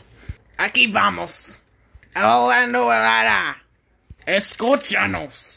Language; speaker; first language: Spanish; non-native, learner; English